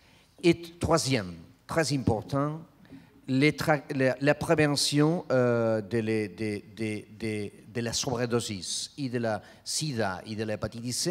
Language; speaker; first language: French; non-native, learner; Spanish